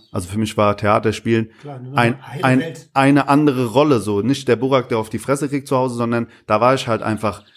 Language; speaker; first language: German; native; German